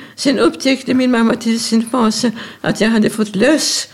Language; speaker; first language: Swedish; early bilingual, other home language; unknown